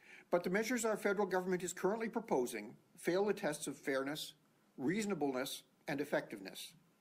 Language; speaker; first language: English; native; English